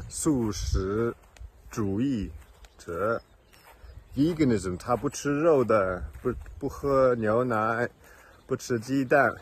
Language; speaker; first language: Chinese; non-native, fluent; English